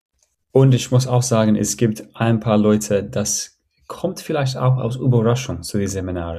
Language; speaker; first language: German; non-native, fluent; English